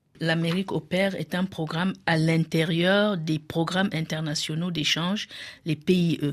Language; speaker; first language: French; native; French